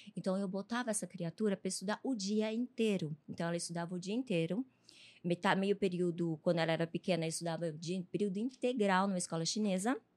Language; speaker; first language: Portuguese; early bilingual, other home language; Chinese